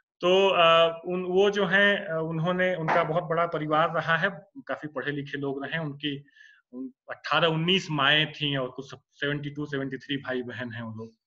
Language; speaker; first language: Hindi; native; Hindi